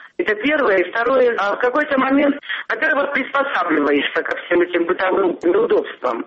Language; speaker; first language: Russian; non-native, local second language; Ossetic